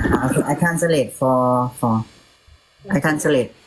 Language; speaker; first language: English; non-native, learner; Thai